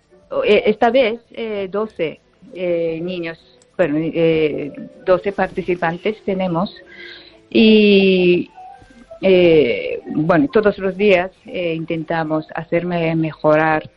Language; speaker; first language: Spanish; non-native, fluent; Japanese